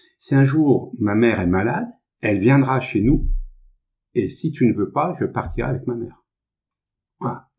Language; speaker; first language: French; native; French